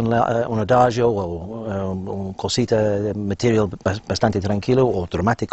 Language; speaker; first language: Spanish; non-native, fluent; English